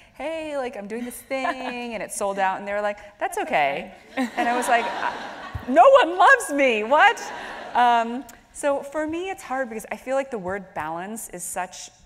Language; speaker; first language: English; native; English